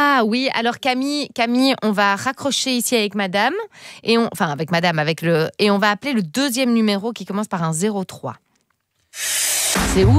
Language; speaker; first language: French; native; French